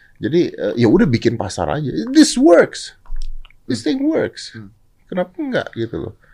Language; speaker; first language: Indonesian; native; Indonesian